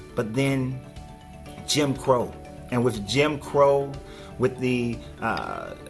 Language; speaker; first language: English; native; English